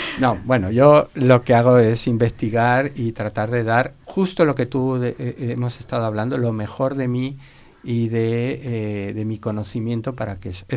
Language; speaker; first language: Spanish; native; Spanish